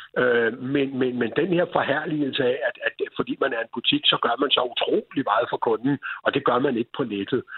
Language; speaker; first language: Danish; native; Danish